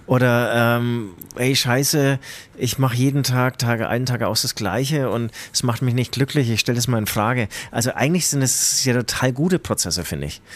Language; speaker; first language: German; native; German